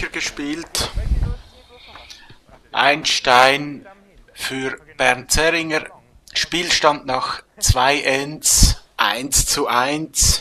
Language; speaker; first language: German; native; German